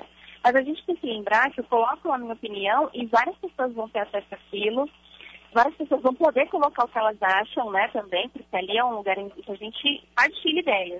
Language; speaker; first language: Portuguese; native; Portuguese